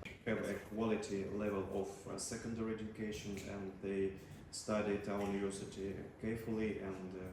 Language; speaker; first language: English; non-native, learner; Russian